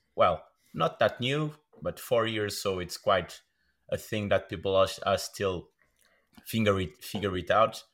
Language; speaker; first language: English; non-native, fluent; Portuguese